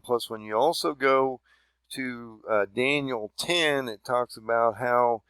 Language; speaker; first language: English; native; English